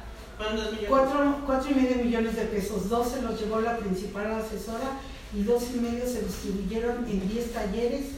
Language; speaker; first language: Spanish; native; Spanish